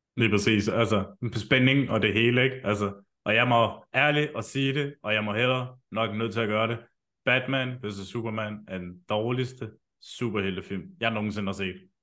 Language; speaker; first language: Danish; native; Danish